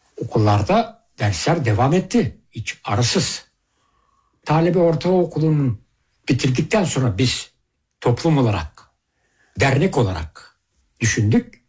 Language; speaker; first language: Turkish; early bilingual, heritage; Turkish